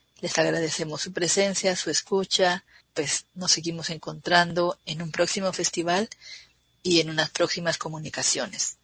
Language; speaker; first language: Spanish; native; Spanish